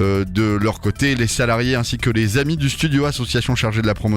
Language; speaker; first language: French; native; French